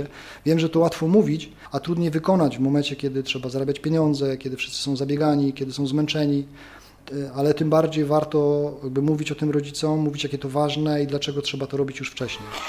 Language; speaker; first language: Polish; native; Polish